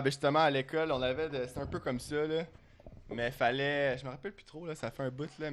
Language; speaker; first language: French; native; French